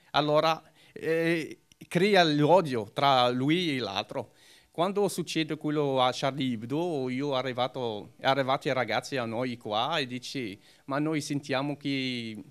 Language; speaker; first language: Italian; non-native, learner; Arabic